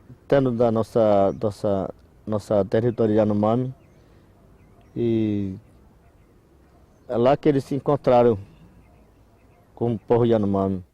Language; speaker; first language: Portuguese; non-native, local second language; Yanomámi